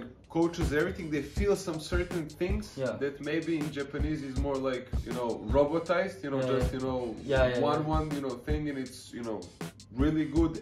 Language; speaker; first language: English; non-native, fluent; Serbian